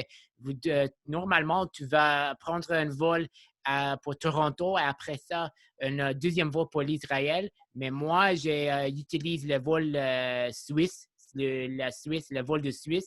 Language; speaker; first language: French; non-native, local second language; English